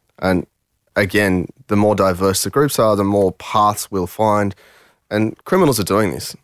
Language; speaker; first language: English; early bilingual, other home language; French